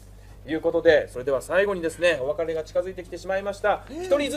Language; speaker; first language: Japanese; native; Japanese